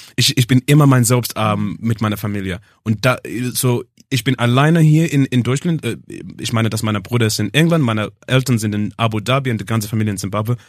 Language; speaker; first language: German; non-native, learner; English